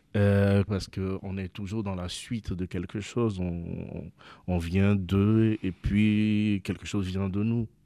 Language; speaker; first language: French; non-native, local second language; Ewe